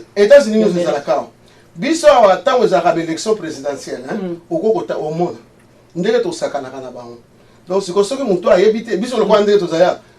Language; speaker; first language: Lingala; non-native, local second language; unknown